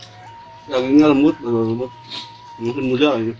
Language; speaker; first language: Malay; non-native, local second language; Sundanese